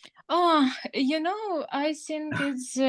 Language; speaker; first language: English; non-native, learner; Ukrainian